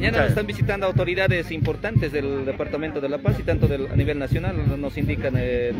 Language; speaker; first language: Spanish; native; Spanish